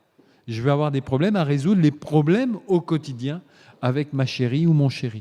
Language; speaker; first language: French; native; French